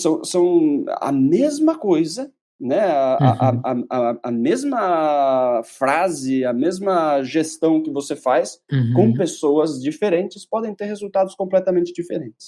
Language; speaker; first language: Portuguese; native; Portuguese